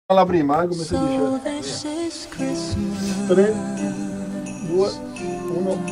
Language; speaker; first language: Italian; native; Italian